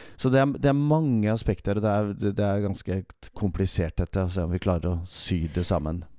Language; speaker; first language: Norwegian; native; Norwegian